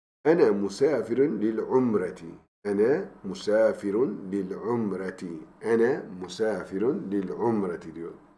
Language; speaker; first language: Arabic; non-native, fluent; Turkish